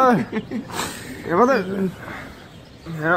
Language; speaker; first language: German; native; German